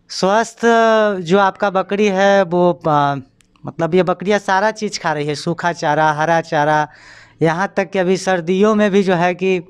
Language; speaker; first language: Hindi; native; Hindi